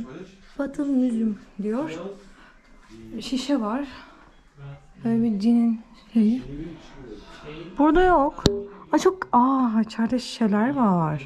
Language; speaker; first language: Turkish; native; Turkish